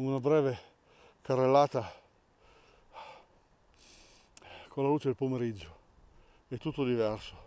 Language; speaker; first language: Italian; native; Italian